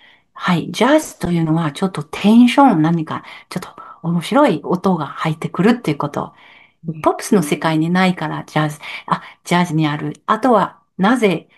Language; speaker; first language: Japanese; non-native, learner; French